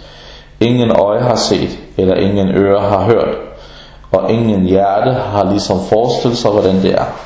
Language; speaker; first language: Danish; early bilingual, other home language; Arabic